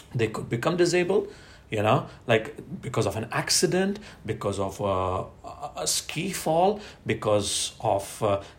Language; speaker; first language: English; non-native, local second language; Gujarati